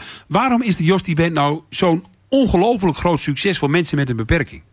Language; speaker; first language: Dutch; native; Dutch